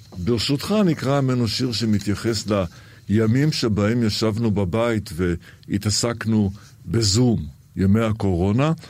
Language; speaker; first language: Hebrew; early bilingual, other home language; Arabic